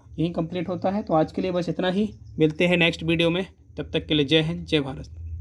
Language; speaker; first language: Hindi; native; Hindi